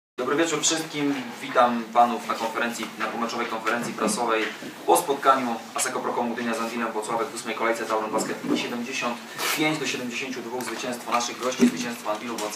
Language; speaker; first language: Polish; native; Polish